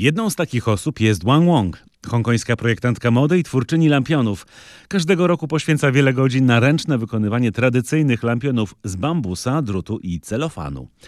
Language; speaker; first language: Polish; native; Polish